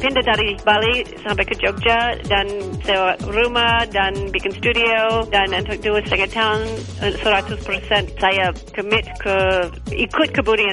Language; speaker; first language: Indonesian; non-native, learner; English